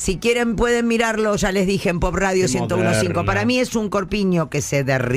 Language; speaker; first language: Spanish; native; Spanish